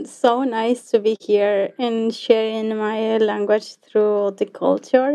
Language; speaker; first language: English; non-native, fluent; Quechua